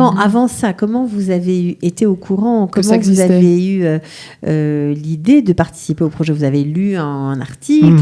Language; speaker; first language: French; native; French